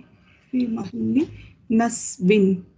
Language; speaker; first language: Arabic; non-native, learner; Urdu